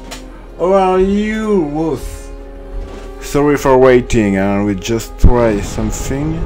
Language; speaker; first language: English; non-native, learner; French